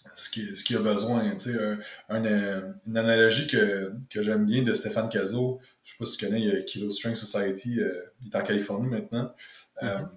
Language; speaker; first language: French; native; French